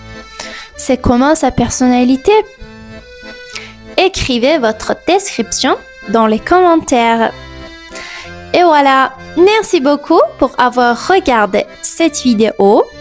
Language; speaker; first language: French; non-native, fluent; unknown